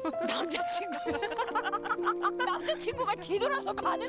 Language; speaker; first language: Korean; native; Korean